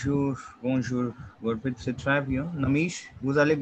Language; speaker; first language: French; non-native, fluent; Hindi